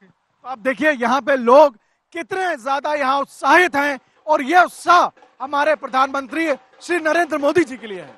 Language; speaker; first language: Hindi; native; Hindi